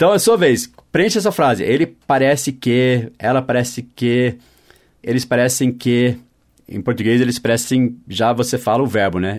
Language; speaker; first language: Portuguese; non-native, fluent; English